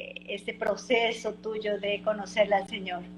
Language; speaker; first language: Spanish; non-native, fluent; Portuguese